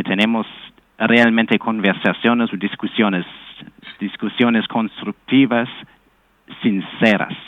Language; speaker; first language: Spanish; non-native, fluent; English